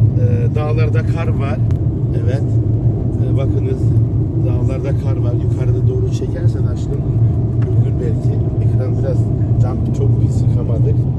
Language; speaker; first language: Turkish; early bilingual, heritage; Turkish